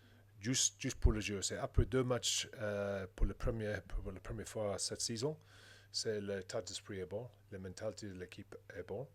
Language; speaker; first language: French; non-native, learner; English